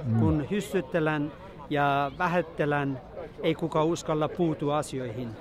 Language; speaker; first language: Finnish; non-native, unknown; Persian